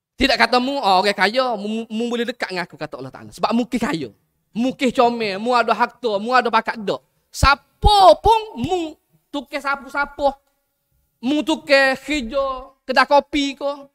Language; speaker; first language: Malay; native; Malay